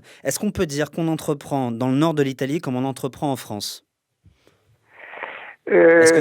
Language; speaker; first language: French; native; French